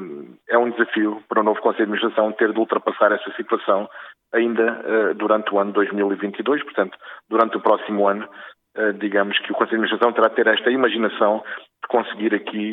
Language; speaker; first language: Portuguese; native; Portuguese